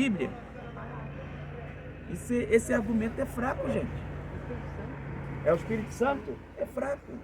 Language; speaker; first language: Portuguese; native; Portuguese